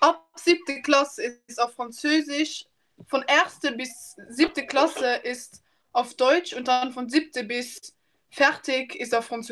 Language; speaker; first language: German; non-native, local second language; Luxembourgish